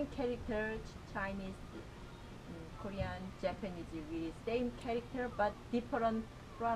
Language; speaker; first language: English; non-native, learner; Korean